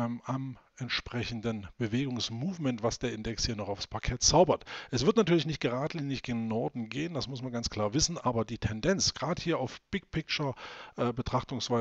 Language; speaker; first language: German; native; German